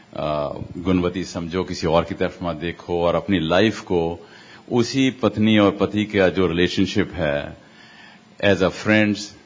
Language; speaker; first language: Hindi; non-native, local second language; Punjabi